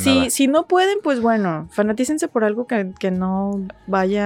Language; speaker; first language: Spanish; native; Spanish